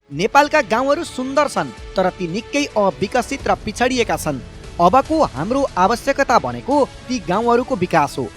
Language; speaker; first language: Nepali; native; Nepali